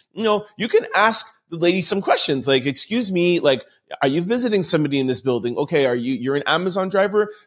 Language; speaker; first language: English; native; English